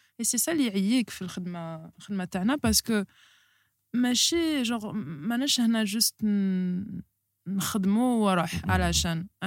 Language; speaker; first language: French; non-native, local second language; Arabic